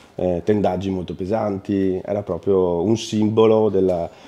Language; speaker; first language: Italian; native; Italian